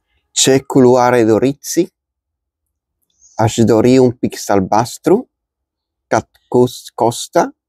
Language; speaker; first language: Romanian; non-native, learner; Spanish